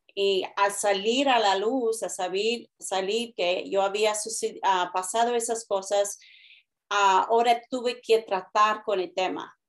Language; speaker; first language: Spanish; early bilingual, heritage; Spanish